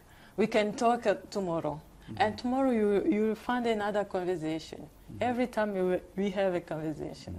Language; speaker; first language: English; non-native, learner; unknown